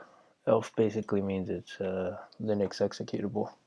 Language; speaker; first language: English; native; English